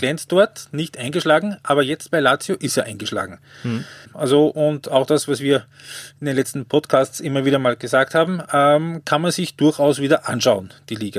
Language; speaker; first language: German; native; German